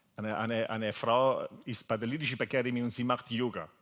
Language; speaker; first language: German; non-native, fluent; Italian